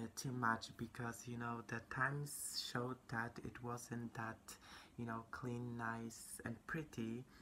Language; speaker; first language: English; non-native, fluent; Polish